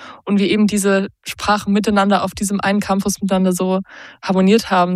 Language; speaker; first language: German; native; German